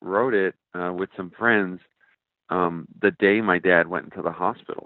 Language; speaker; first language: English; native; English